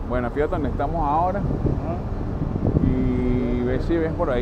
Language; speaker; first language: Spanish; native; Spanish